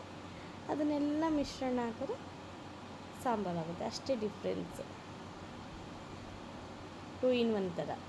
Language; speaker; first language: Kannada; native; Kannada